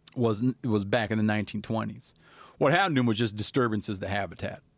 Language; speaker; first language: English; native; English